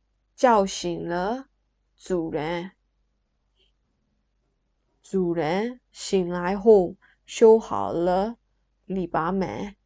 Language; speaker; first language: Chinese; non-native, fluent; Burmese